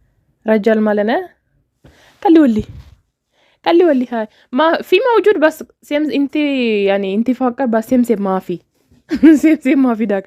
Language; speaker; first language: Arabic; non-native, learner; Amharic